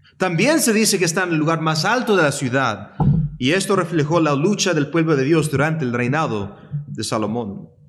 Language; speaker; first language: Spanish; early bilingual, heritage; Spanish